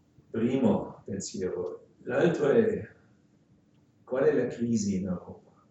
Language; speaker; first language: Italian; non-native, fluent; German